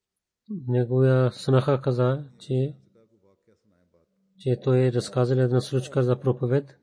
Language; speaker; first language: Bulgarian; non-native, fluent; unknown